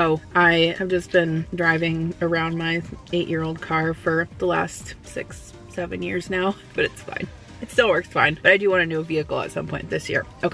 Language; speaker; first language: English; native; English